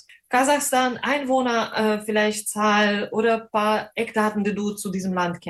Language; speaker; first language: German; non-native, fluent; Russian